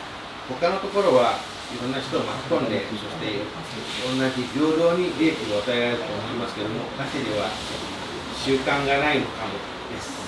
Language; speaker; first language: Japanese; non-native, fluent; Indonesian